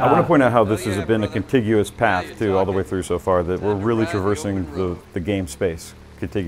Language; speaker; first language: English; native; English